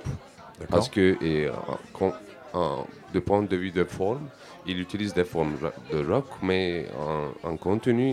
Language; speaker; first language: French; non-native, learner; Turkish